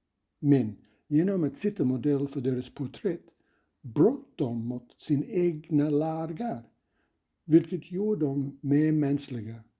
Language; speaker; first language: Swedish; non-native, fluent; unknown